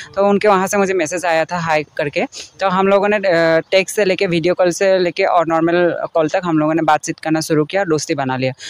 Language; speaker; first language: Hindi; non-native, local second language; Assamese